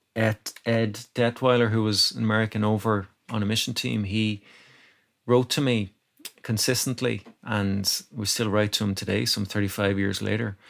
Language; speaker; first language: English; native; English